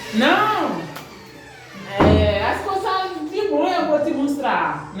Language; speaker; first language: Portuguese; non-native, learner; Haitian Creole